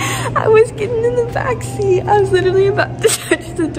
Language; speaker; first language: English; native; English